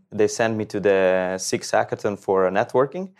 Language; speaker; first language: English; non-native, fluent; Italian